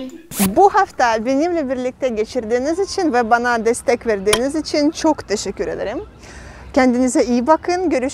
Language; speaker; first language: Turkish; non-native, fluent; Russian